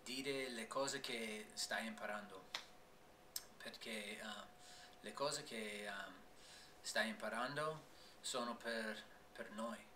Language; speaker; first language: Italian; non-native, learner; English